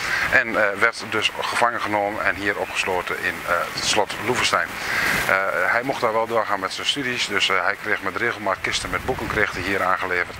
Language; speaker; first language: Dutch; native; Dutch